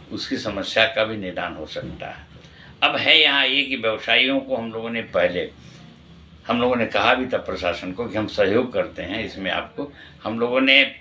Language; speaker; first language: Hindi; native; Hindi